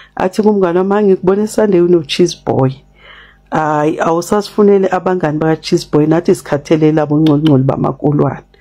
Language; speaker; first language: Zulu; native; Zulu